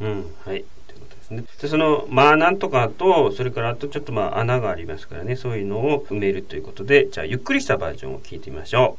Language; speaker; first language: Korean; non-native, fluent; Japanese